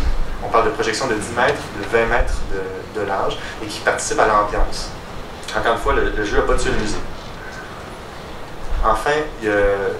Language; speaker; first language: French; native; French